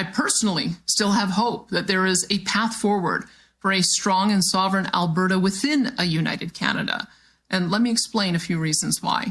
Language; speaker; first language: English; native; English